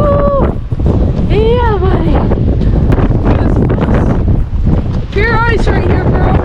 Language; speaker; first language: English; native; English